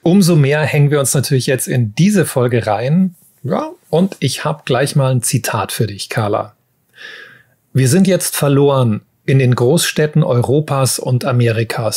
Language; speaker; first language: German; native; German